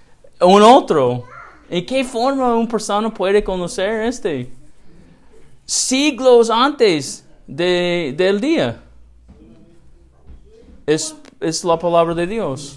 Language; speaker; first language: Spanish; non-native, learner; English